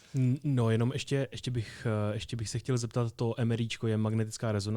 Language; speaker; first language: Czech; native; Czech